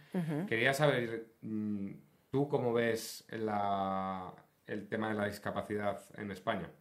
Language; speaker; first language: Spanish; native; Spanish